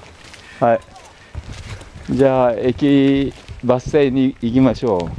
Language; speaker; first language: Japanese; native; Japanese